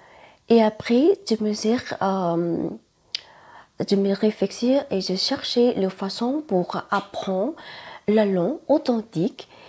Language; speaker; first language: French; non-native, learner; Thai